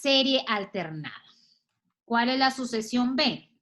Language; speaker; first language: Spanish; native; Spanish